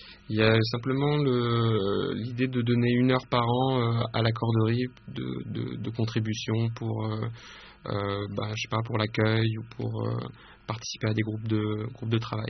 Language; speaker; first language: French; native; French